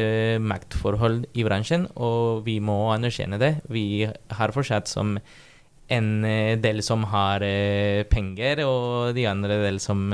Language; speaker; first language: Norwegian; non-native, fluent; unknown